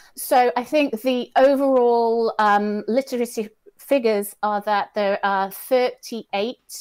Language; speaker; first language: English; native; English